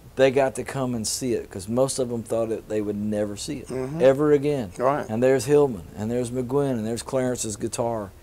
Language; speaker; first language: English; native; English